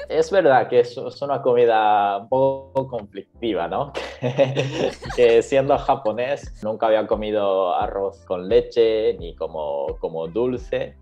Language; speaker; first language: Spanish; non-native, fluent; Japanese